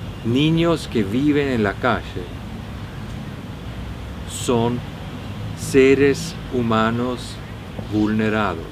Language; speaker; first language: Spanish; non-native, fluent; Norwegian